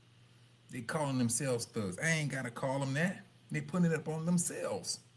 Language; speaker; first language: English; native; English